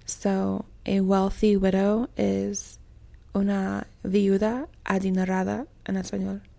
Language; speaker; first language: Spanish; non-native, fluent; English